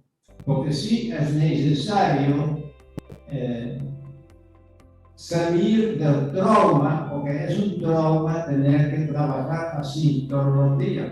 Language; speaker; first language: Spanish; non-native, fluent; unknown